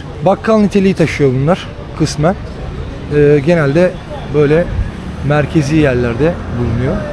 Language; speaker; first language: Turkish; native; Turkish